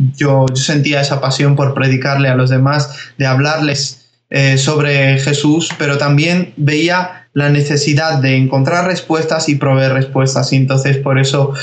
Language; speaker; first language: Spanish; early bilingual, other home language; Georgian